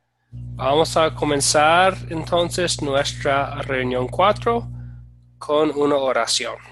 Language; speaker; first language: Spanish; non-native, fluent; English